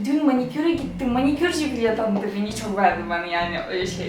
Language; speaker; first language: Turkish; non-native, fluent; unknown